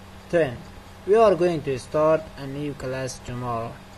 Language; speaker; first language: English; non-native, fluent; Persian